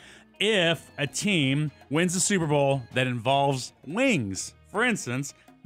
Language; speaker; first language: English; native; English